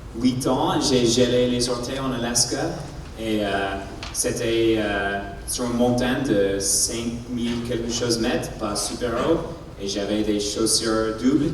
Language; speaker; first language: French; non-native, learner; English